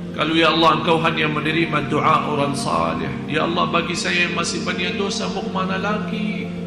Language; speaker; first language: Indonesian; non-native, fluent; Arabic